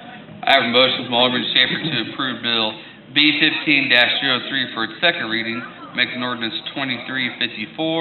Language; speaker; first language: English; native; English